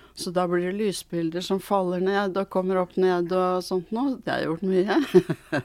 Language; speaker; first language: Norwegian; early bilingual, other home language; Swedish